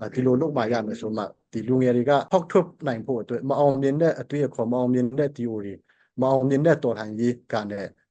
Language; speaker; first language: Burmese; non-native, local second language; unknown